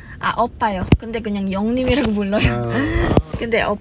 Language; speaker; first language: Korean; non-native, fluent; Filipino